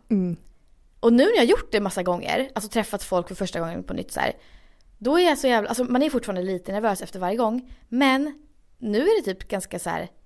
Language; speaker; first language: Swedish; native; Swedish